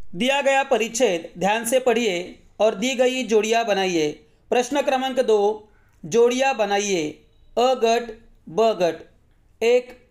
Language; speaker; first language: Hindi; non-native, local second language; Marathi